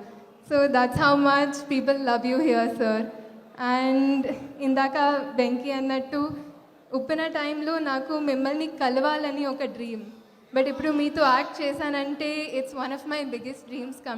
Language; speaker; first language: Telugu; non-native, fluent; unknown